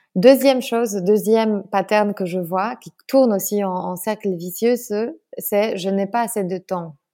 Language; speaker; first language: French; non-native, fluent; Polish